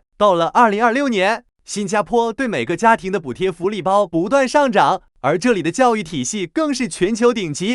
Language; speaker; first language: Chinese; native; Chinese